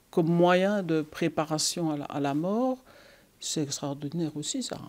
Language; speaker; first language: French; native; French